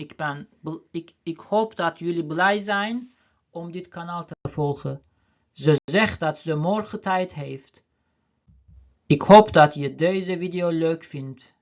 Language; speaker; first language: Dutch; non-native, learner; Turkish